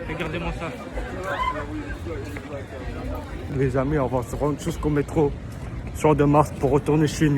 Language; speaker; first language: French; native; French